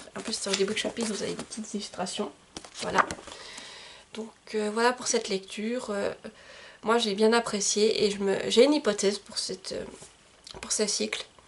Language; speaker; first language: French; native; French